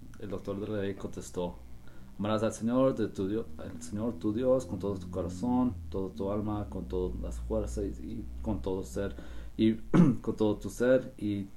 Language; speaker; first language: Spanish; early bilingual, heritage; Spanish